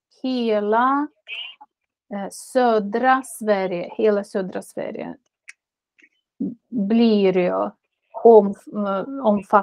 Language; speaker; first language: Swedish; non-native, fluent; Russian